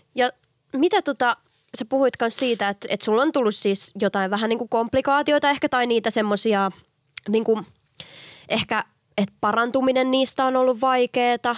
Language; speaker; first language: Finnish; native; Finnish